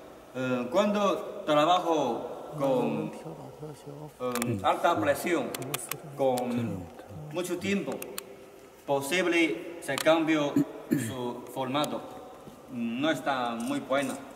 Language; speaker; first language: Spanish; non-native, learner; Chinese